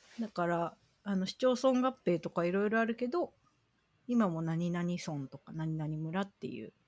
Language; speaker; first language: Japanese; native; Japanese